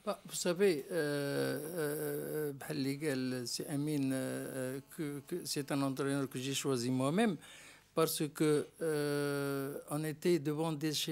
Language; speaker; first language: French; non-native, local second language; Arabic